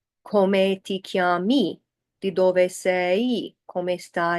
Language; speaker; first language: Italian; non-native, fluent; English